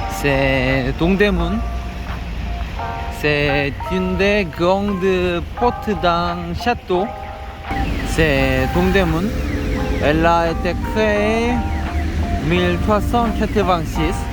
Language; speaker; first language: French; non-native, learner; Korean